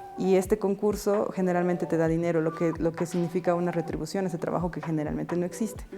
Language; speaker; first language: Spanish; early bilingual, other home language; Russian